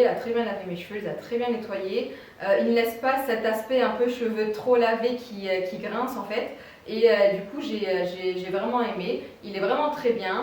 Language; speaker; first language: French; native; French